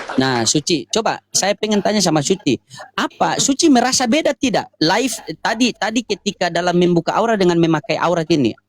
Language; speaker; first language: Indonesian; native; Indonesian